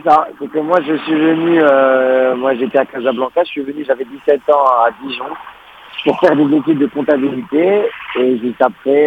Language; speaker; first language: French; non-native, local second language; Arabic